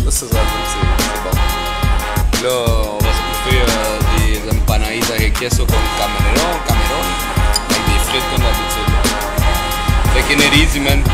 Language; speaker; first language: French; native; French